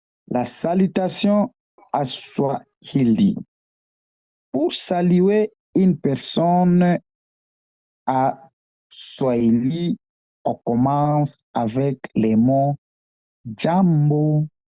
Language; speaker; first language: French; non-native, local second language; Swahili